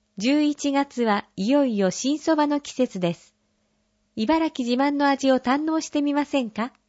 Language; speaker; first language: Japanese; native; Japanese